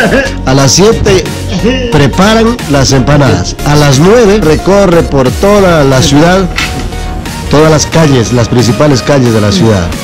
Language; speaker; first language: Spanish; native; Spanish